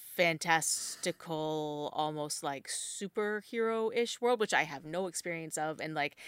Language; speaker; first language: English; native; English